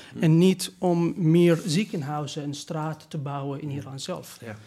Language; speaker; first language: Dutch; non-native, learner; Persian